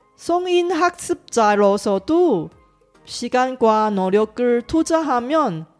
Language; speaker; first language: Korean; non-native, fluent; Chinese